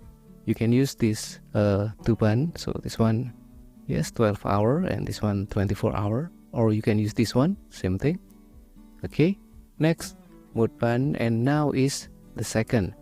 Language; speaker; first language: English; non-native, fluent; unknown